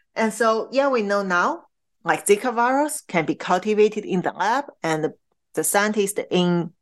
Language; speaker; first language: English; non-native, fluent; Chinese